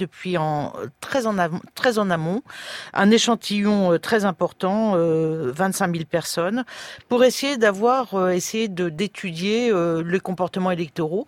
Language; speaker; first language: French; native; French